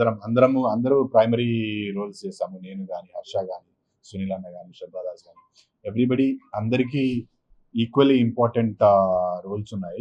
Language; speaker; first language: Telugu; native; Telugu